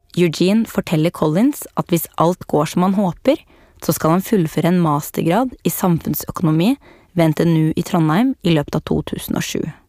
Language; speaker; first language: Norwegian; native; Norwegian